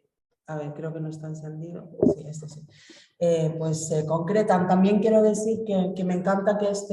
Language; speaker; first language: Spanish; native; Spanish